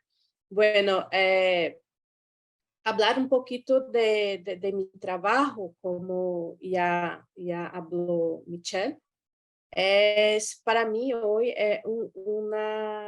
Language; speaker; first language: Spanish; non-native, fluent; Guarani